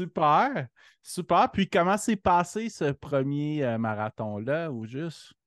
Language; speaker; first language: French; native; French